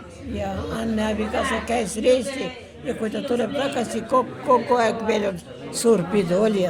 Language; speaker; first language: Estonian; non-native, local second language; Russian